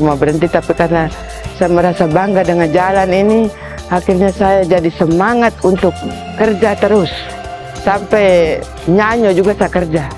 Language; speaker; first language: Indonesian; non-native, local second language; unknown